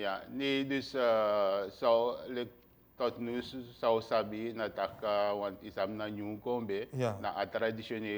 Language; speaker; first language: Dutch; non-native, local second language; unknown